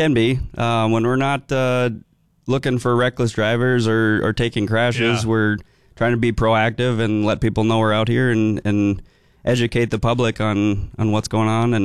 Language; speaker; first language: English; native; English